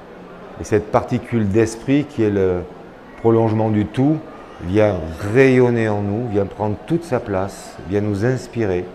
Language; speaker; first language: French; native; French